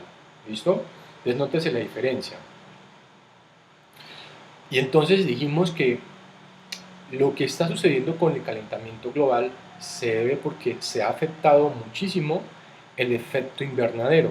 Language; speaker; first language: Spanish; native; Spanish